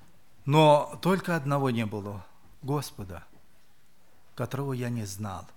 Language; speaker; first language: Russian; non-native, local second language; Romany